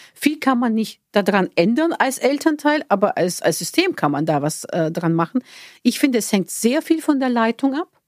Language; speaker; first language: German; non-native, fluent; Bulgarian